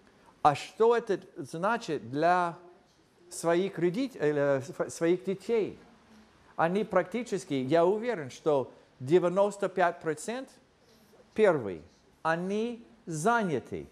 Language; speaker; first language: Russian; non-native, fluent; English